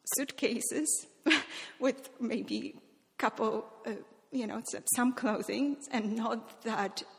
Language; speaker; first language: English; non-native, fluent; Polish